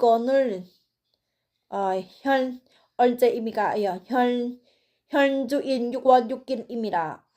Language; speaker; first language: Korean; non-native, learner; Thai